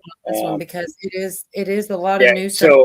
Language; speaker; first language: English; native; English